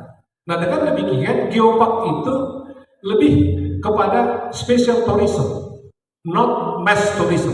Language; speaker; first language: Indonesian; native; Indonesian